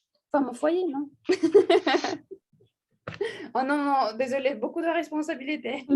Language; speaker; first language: French; non-native, fluent; Russian